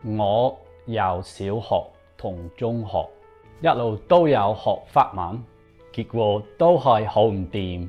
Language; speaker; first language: Cantonese; non-native, fluent; English